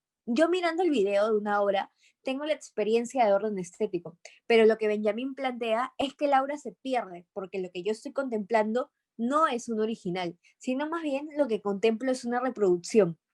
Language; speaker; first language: Spanish; native; Spanish